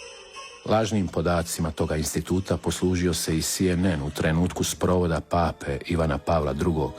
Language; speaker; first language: Croatian; native; Croatian